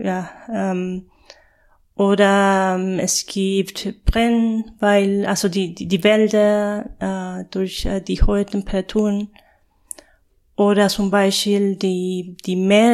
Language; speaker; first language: German; non-native, fluent; Spanish